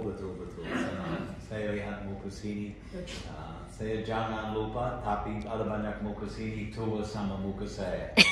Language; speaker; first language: Indonesian; non-native, learner; English